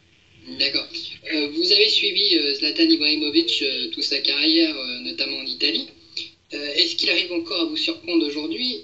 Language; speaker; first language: French; native; French